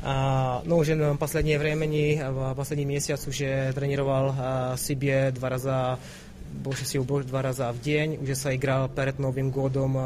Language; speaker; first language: Russian; non-native, fluent; Czech